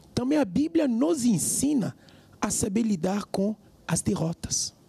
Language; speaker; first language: Portuguese; non-native, fluent; French